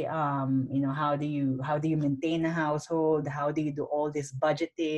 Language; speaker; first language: English; non-native, local second language; Filipino